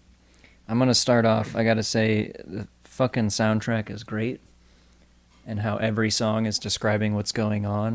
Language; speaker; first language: English; native; English